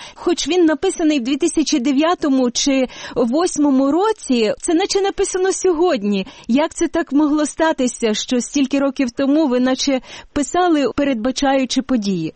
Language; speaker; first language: Ukrainian; native; Ukrainian